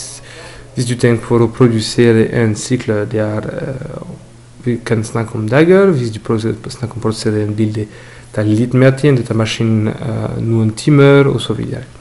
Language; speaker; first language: Norwegian; non-native, fluent; French